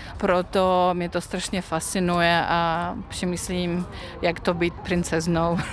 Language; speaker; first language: Czech; non-native, fluent; Russian